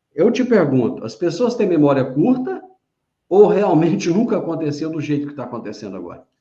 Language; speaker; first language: Portuguese; native; Portuguese